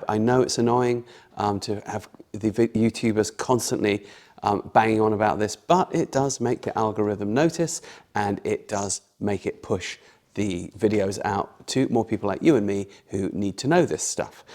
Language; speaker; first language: English; native; English